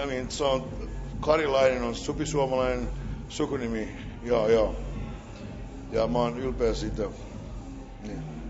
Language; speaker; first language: Finnish; native; Finnish